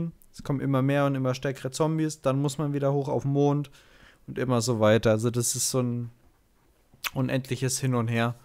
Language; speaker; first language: German; native; German